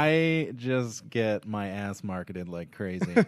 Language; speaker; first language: English; native; English